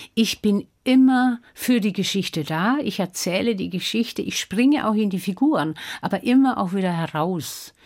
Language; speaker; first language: German; non-native, local second language; Swiss German